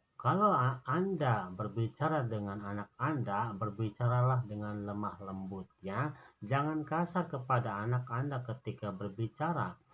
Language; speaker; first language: Indonesian; non-native, local second language; Sundanese